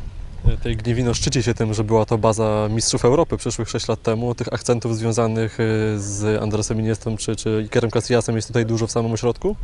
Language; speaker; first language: Polish; native; Polish